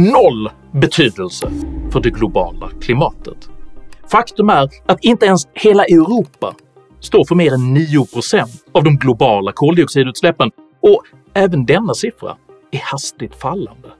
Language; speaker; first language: Swedish; native; Swedish